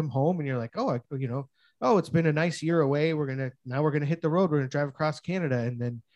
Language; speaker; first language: English; native; English